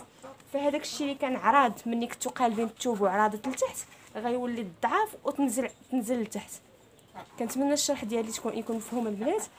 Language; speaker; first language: Arabic; native; Arabic